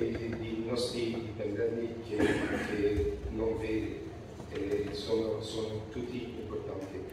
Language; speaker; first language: Italian; non-native, learner; Dutch